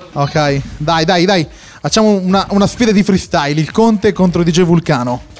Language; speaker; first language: Italian; native; Italian